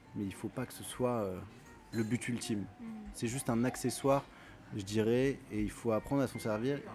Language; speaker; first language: French; native; French